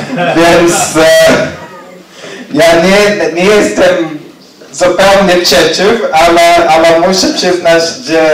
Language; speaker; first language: Polish; non-native, learner; English